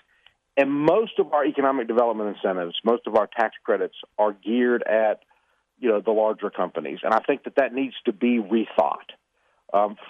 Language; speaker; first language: English; native; English